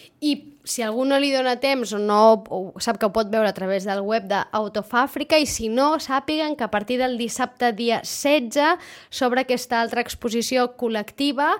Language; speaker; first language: Spanish; non-native, local second language; Catalan